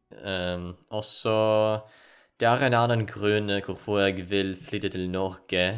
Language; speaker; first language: Norwegian; non-native, learner; Ukrainian